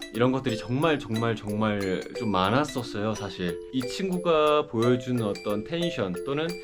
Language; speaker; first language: Korean; native; Korean